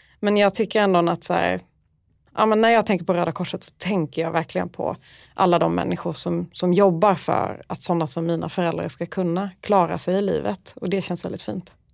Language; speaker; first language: Swedish; early bilingual, other home language; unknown